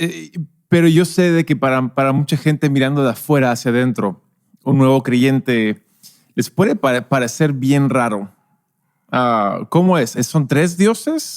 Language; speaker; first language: Spanish; non-native, local second language; English